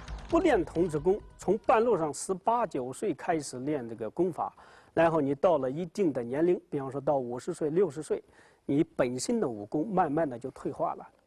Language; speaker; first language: Chinese; native; Chinese